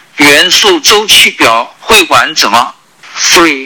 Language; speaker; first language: Chinese; native; Chinese